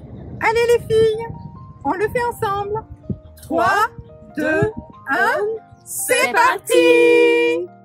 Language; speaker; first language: French; native; French